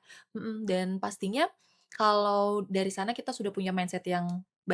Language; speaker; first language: Indonesian; native; Indonesian